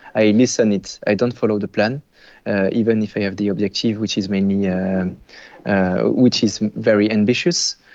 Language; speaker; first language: English; non-native, fluent; French